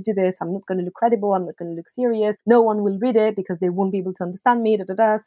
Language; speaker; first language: English; non-native, fluent; French